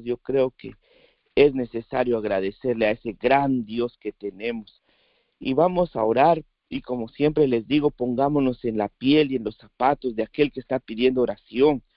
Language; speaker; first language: Spanish; native; Spanish